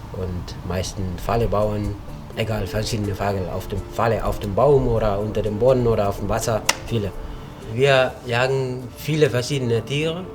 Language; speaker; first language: German; non-native, learner; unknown